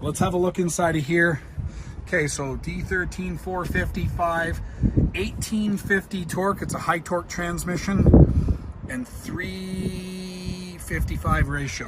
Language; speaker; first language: English; native; English